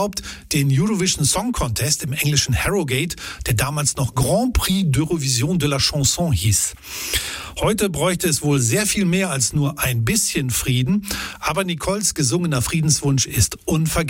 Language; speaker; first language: German; native; German